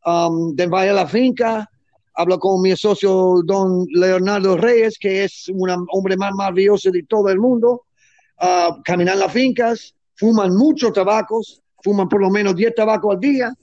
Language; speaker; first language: Spanish; non-native, learner; English